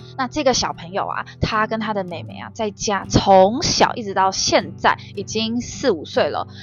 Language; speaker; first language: Chinese; native; Chinese